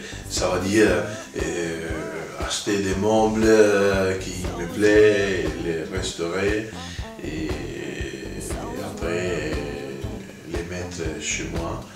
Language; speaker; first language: French; non-native, fluent; Italian